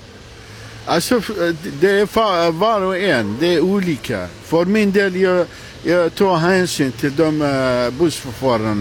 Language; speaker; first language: Swedish; non-native, fluent; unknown